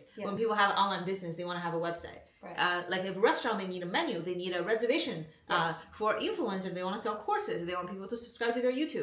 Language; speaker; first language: English; non-native, fluent; Chinese